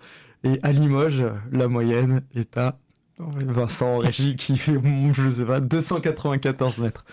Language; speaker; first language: French; native; French